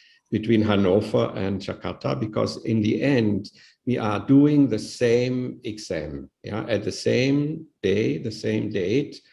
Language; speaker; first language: English; non-native, fluent; Indonesian